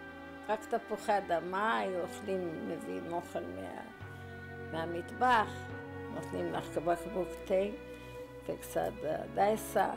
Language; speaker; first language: Hebrew; non-native, fluent; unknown